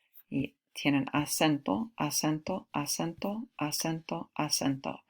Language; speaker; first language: Spanish; non-native, fluent; English